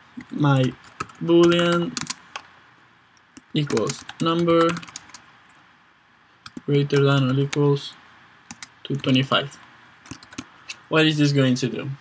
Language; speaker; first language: English; non-native, fluent; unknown